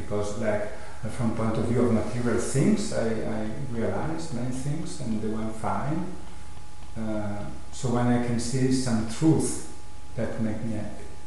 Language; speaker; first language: English; non-native, fluent; Italian